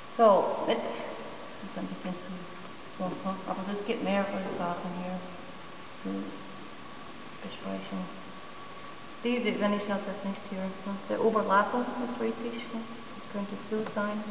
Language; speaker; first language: German; non-native, learner; English